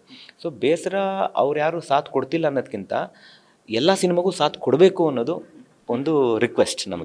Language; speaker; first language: Kannada; native; Kannada